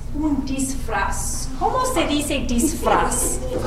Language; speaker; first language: Spanish; non-native, fluent; English